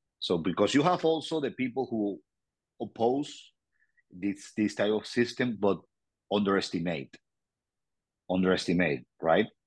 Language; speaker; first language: English; non-native, fluent; Spanish